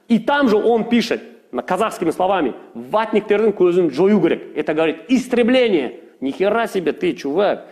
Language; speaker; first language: Russian; non-native, local second language; Kazakh